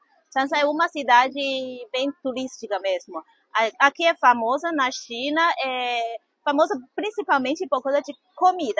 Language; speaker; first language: Portuguese; non-native, fluent; Chinese